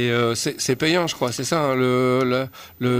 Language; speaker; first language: French; native; French